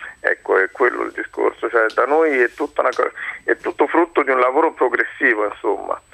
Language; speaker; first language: Italian; non-native, fluent; Japanese